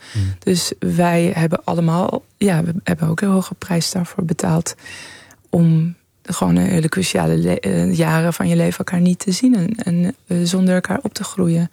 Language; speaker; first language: Dutch; early bilingual, other home language; Persian